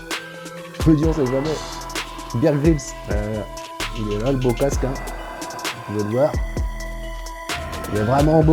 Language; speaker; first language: French; native; French